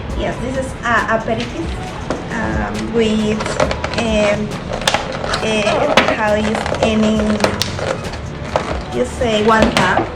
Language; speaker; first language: English; non-native, learner; Spanish